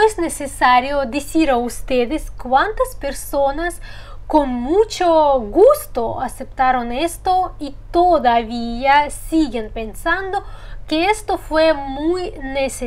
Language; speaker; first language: Spanish; non-native, fluent; Russian